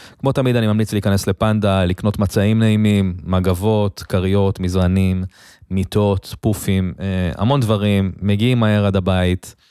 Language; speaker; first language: Hebrew; native; Hebrew